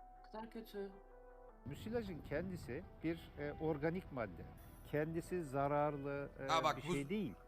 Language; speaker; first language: Turkish; native; Turkish